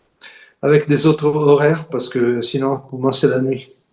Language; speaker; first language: French; non-native, fluent; Italian